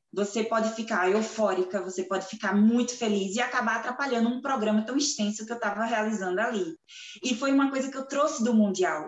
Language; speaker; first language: Portuguese; native; Portuguese